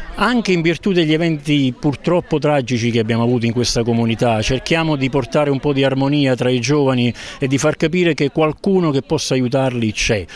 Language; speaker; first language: Italian; native; Italian